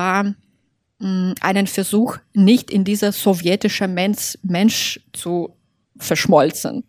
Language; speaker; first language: German; non-native, fluent; Belarusian